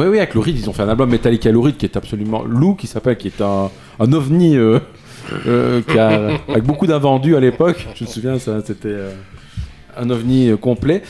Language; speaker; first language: French; native; French